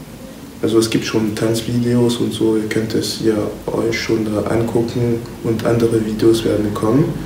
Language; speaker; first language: German; non-native, learner; French